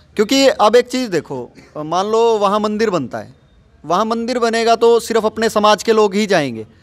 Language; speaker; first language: Hindi; native; Hindi